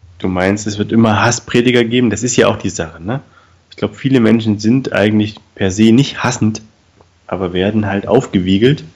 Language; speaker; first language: German; native; German